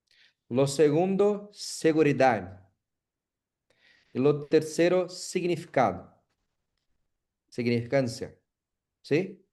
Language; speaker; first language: Spanish; non-native, learner; Portuguese